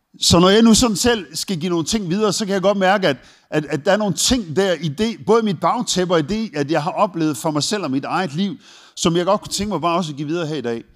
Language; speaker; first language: Danish; native; Danish